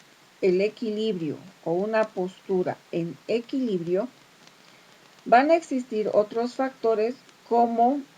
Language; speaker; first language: Spanish; native; Spanish